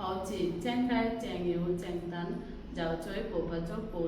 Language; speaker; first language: Cantonese; non-native, learner; Bangla